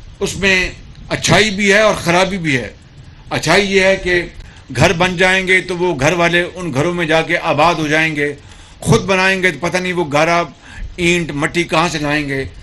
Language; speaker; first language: Urdu; non-native, local second language; Punjabi